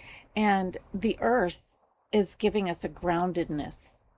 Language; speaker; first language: English; native; English